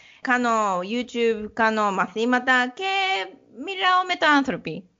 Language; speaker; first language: Greek; non-native, learner; Japanese